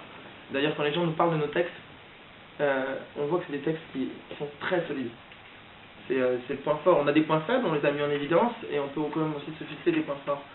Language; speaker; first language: French; native; French